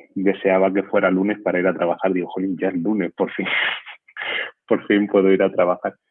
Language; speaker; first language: Spanish; native; Spanish